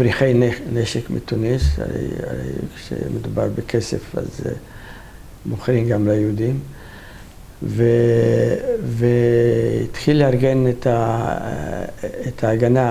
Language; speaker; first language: Hebrew; non-native, fluent; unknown